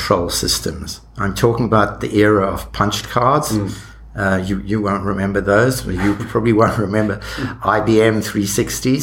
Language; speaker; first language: English; native; English